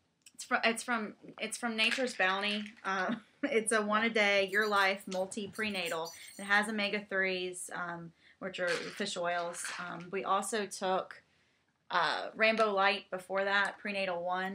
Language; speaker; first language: English; native; English